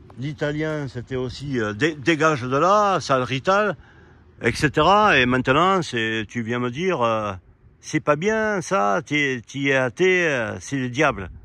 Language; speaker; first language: French; native; French